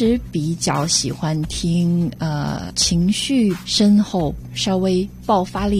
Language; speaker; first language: Chinese; native; Chinese